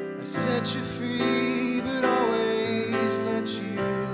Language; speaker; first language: English; native; English